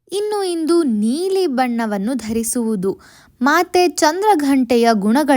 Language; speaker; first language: Kannada; native; Kannada